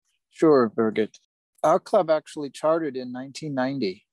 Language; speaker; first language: English; native; English